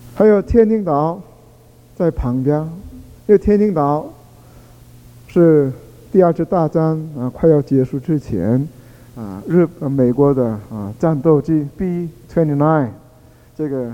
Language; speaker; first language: Chinese; non-native, fluent; Korean